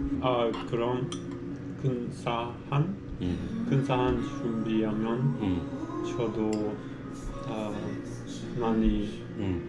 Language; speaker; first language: Korean; non-native, learner; German